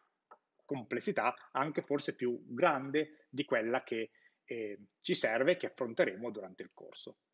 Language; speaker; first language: Italian; native; Italian